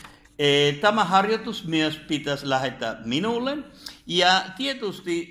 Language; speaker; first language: Finnish; non-native, fluent; Spanish